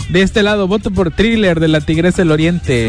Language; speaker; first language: Spanish; native; Spanish